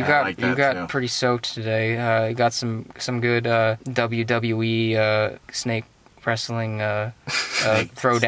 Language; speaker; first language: English; native; English